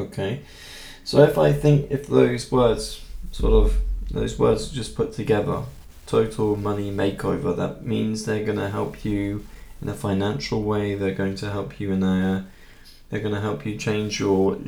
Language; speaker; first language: English; native; English